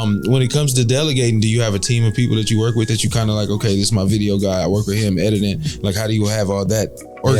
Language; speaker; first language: English; native; English